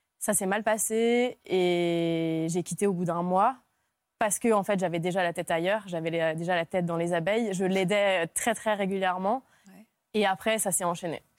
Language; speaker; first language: French; early bilingual, other home language; Hungarian